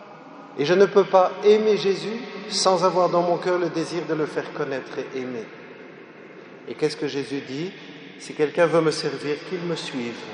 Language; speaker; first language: French; native; French